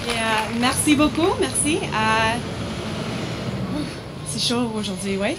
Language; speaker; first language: French; non-native, learner; English